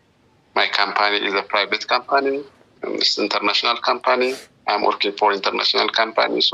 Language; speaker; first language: English; non-native, learner; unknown